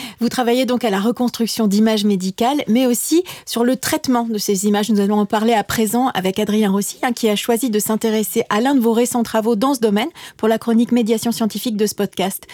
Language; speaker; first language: French; native; French